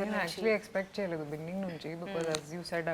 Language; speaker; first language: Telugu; non-native, local second language; Hindi